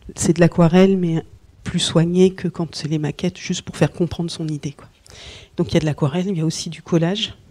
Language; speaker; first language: French; native; French